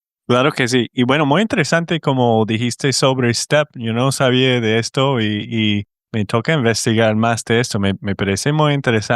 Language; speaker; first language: Spanish; non-native, fluent; English